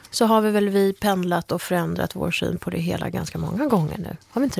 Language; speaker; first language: Swedish; early bilingual, other home language; Kurdish